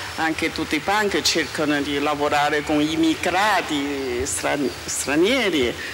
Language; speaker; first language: Italian; non-native, learner; Chinese